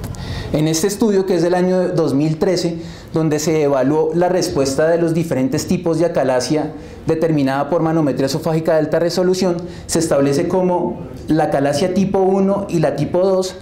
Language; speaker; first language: Spanish; native; Spanish